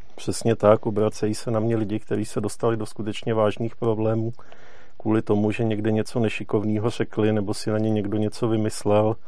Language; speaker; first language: Czech; native; Czech